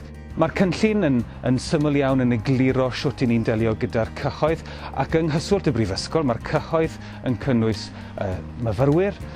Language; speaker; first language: Welsh; native; Welsh